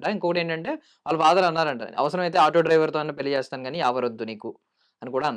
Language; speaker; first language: Telugu; native; Telugu